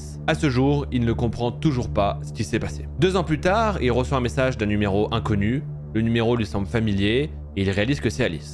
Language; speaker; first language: French; native; French